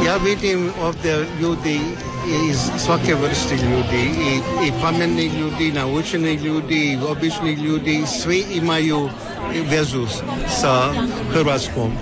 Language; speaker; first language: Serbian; early bilingual, heritage; Croatian